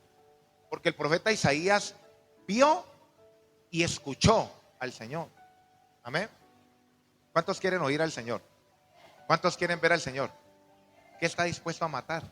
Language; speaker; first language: Spanish; native; Spanish